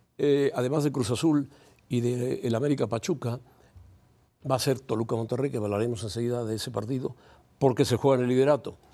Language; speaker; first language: Spanish; native; Spanish